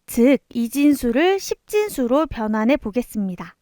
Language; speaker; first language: Korean; native; Korean